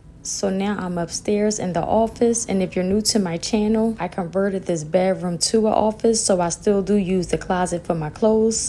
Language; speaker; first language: English; native; English